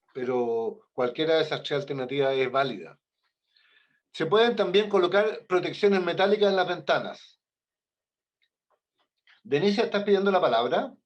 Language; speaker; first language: Spanish; native; Spanish